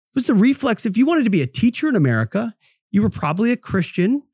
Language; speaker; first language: English; native; English